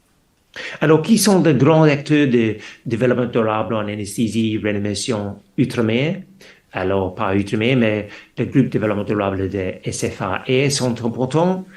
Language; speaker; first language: French; non-native, fluent; English